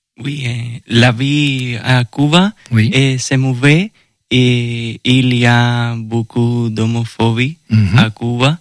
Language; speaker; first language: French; non-native, learner; Spanish